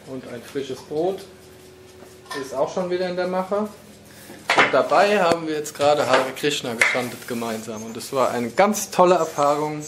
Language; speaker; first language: German; native; German